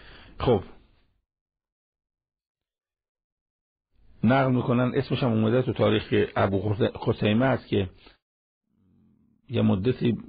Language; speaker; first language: Persian; native; Persian